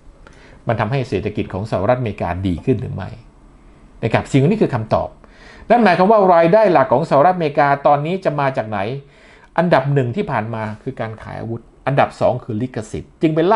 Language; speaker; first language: Thai; native; Thai